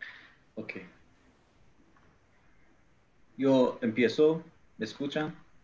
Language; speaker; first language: Spanish; non-native, fluent; Persian